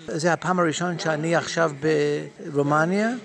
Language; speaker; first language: Hebrew; non-native, learner; English